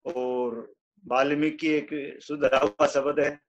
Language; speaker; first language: Hindi; native; Hindi